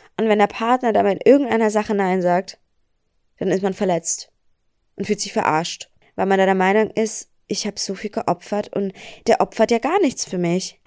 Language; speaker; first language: German; early bilingual, other home language; Persian